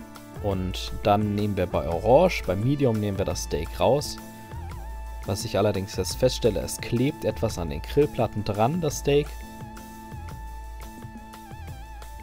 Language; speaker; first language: German; native; German